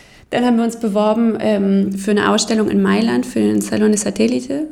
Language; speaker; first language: German; native; German